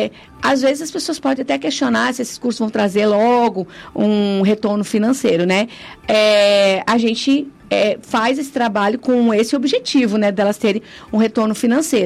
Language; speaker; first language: Portuguese; native; Portuguese